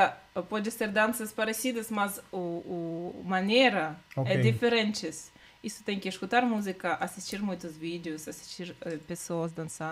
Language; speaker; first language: Portuguese; non-native, learner; Russian